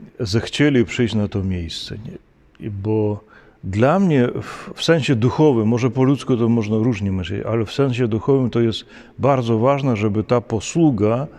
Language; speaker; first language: Polish; non-native, fluent; Ukrainian